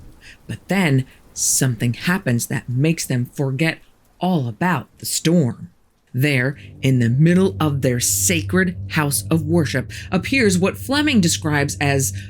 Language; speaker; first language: English; native; English